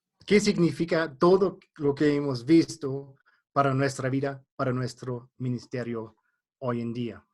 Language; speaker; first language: Spanish; non-native, fluent; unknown